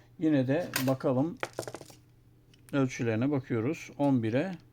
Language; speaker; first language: Turkish; native; Turkish